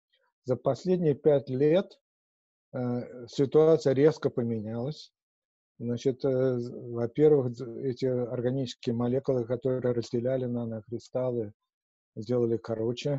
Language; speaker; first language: Russian; native; Russian